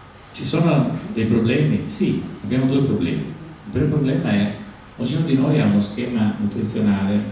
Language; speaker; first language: Italian; native; Italian